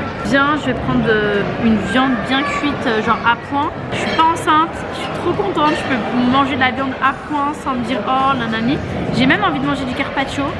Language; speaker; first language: French; native; French